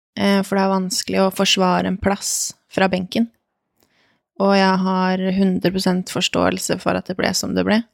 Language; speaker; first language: Norwegian; early bilingual, other home language; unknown